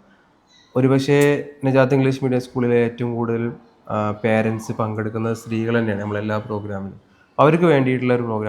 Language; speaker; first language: Malayalam; native; Malayalam